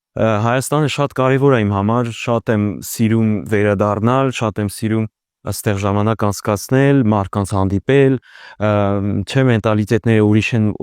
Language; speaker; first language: Armenian; early bilingual, heritage; Armenian